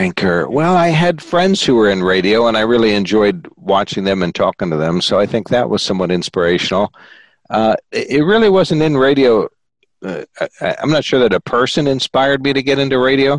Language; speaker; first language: English; native; English